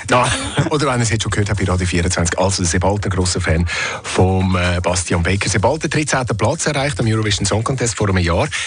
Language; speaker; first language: German; native; German